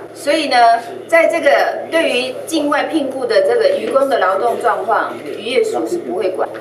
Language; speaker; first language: Chinese; native; Chinese